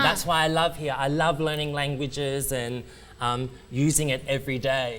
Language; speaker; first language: English; native; English